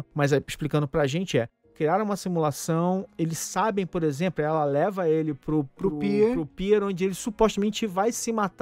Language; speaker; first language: Portuguese; native; Portuguese